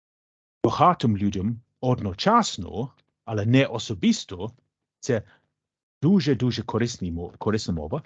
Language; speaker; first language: Ukrainian; non-native, learner; English